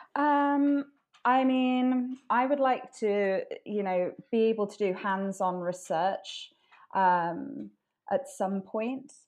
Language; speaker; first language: English; native; English